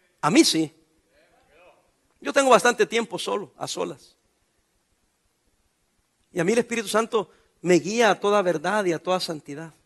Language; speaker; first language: Spanish; native; Spanish